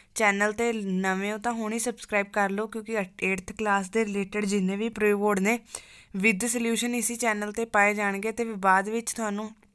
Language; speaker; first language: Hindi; non-native, local second language; Punjabi